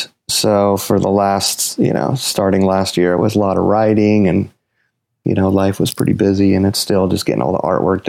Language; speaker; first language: English; native; English